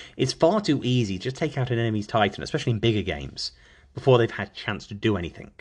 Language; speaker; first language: English; native; English